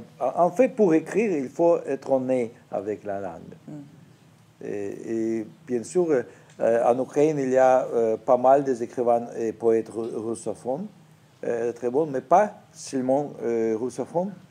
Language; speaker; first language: French; non-native, fluent; Russian